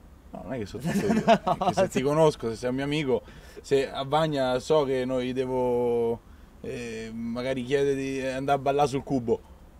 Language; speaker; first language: Italian; native; Italian